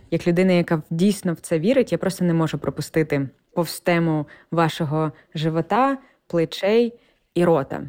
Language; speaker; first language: Ukrainian; native; Ukrainian